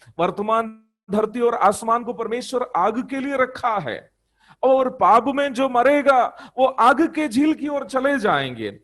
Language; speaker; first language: Hindi; non-native, local second language; Malayalam